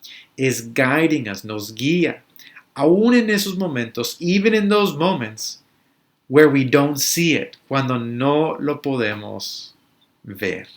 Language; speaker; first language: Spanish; early bilingual, other home language; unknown